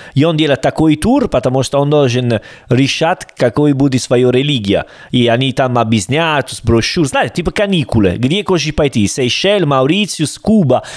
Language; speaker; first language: Russian; non-native, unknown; Italian